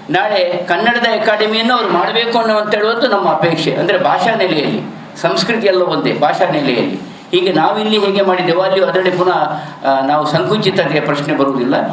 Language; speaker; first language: Kannada; non-native, local second language; Tulu